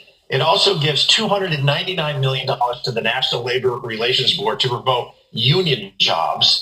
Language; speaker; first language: English; native; English